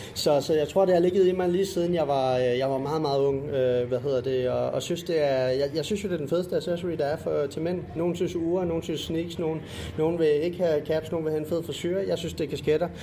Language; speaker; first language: Danish; native; Danish